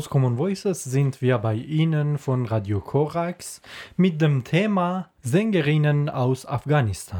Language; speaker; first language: German; non-native, learner; Persian